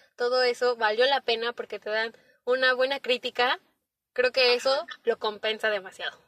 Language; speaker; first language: Spanish; native; Spanish